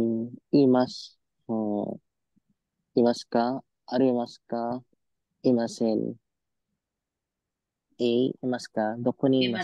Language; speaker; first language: Japanese; non-native, learner; Filipino